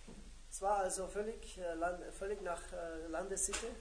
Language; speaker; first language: German; native; German